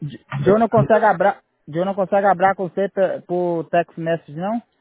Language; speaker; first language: Spanish; non-native, learner; Portuguese